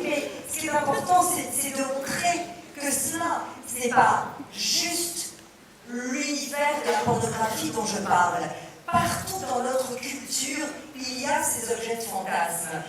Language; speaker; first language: French; native; French